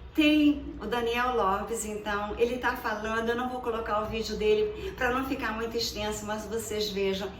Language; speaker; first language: Portuguese; native; Portuguese